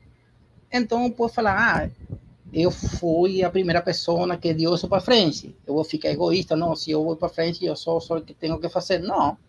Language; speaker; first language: Portuguese; non-native, learner; Spanish